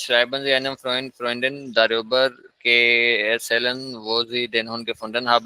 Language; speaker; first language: German; non-native, learner; Hindi